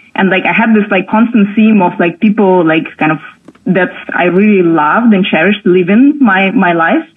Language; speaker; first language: English; non-native, fluent; Russian